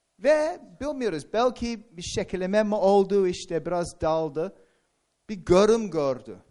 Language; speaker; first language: Turkish; non-native, fluent; English